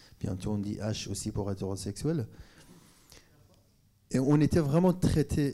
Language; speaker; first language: French; non-native, fluent; Kurdish